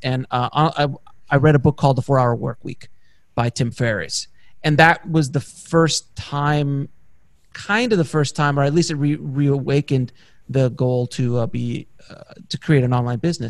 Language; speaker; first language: English; native; English